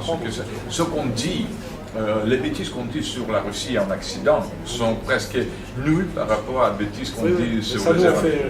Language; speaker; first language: French; non-native, fluent; Russian